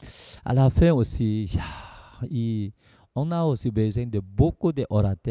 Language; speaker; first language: French; non-native, learner; Korean